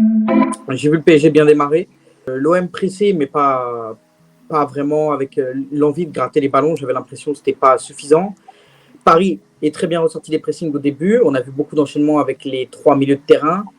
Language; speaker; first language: French; native; French